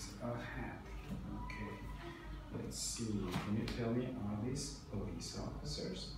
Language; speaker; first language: English; non-native, fluent; Vietnamese